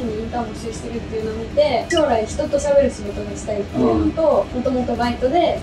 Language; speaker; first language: Japanese; native; Japanese